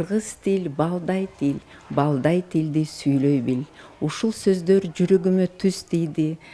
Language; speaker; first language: Kyrgyz; non-native, local second language; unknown